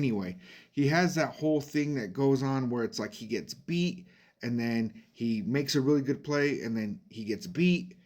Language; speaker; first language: English; native; English